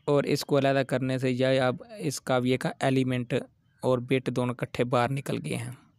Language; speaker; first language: Urdu; non-native, local second language; Punjabi